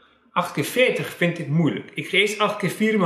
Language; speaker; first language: Dutch; native; Dutch